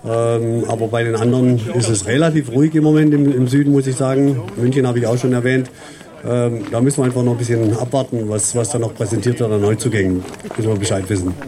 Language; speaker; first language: German; native; German